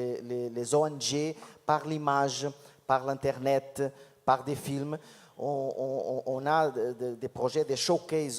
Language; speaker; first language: French; non-native, fluent; Portuguese